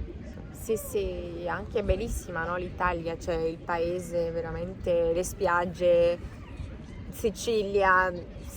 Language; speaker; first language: Italian; non-native, learner; Spanish